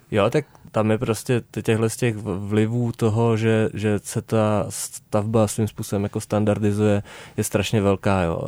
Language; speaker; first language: Czech; native; Czech